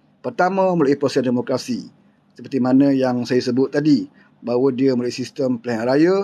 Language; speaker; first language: Malay; native; Malay